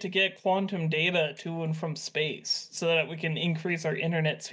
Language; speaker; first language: English; native; English